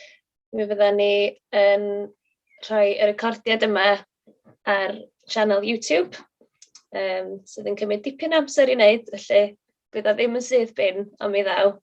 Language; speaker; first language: Welsh; native; Welsh